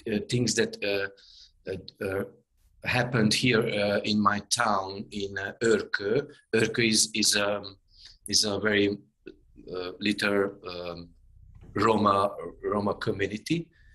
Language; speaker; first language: English; non-native, learner; Hungarian